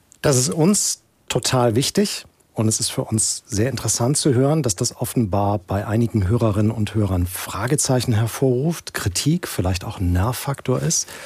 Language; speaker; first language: German; native; German